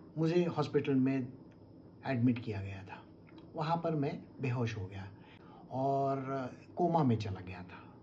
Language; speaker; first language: Hindi; non-native, local second language; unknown